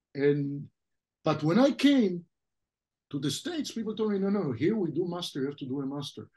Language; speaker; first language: English; non-native, fluent; French